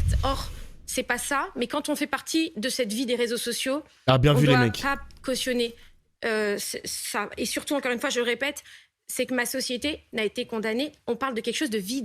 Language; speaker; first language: French; native; French